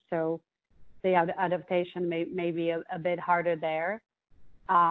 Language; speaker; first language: English; non-native, fluent; Czech